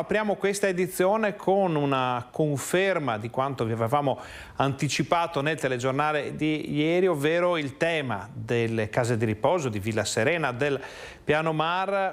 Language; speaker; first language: Italian; native; Italian